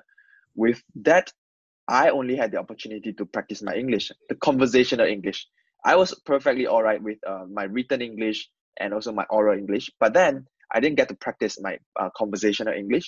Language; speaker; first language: English; non-native, local second language; Chinese